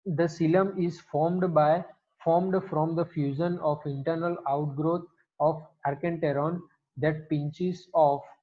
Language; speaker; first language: English; non-native, local second language; Gujarati